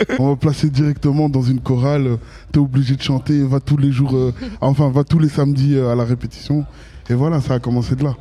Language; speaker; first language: French; native; French